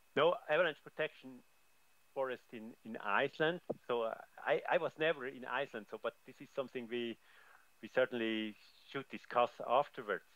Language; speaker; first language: English; non-native, fluent; German